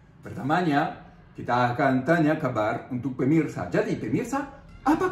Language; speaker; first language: Indonesian; non-native, fluent; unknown